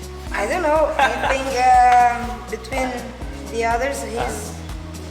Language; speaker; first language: English; non-native, fluent; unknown